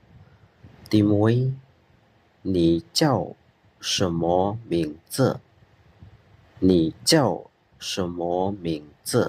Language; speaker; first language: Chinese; non-native, fluent; Khmer